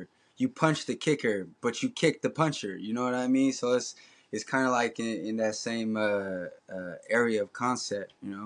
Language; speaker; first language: English; native; English